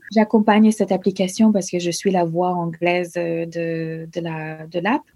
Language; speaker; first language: French; non-native, fluent; English